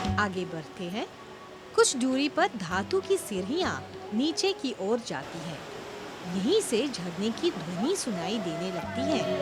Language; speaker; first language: Hindi; non-native, local second language; Morisyen